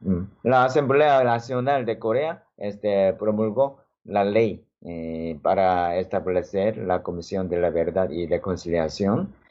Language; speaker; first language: Spanish; non-native, learner; Korean